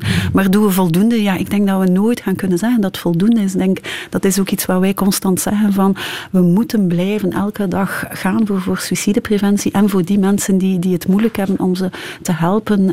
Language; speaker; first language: Dutch; native; Dutch